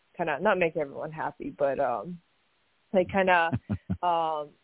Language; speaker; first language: English; non-native, fluent; Chinese